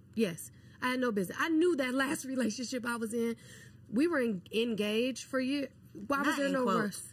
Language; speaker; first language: English; native; English